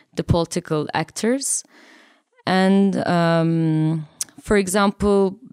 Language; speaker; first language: English; non-native, fluent; Turkish